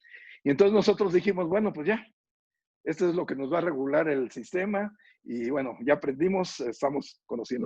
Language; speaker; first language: Spanish; native; Spanish